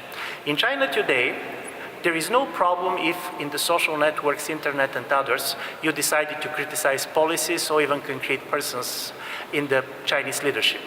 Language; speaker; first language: English; non-native, fluent; Bulgarian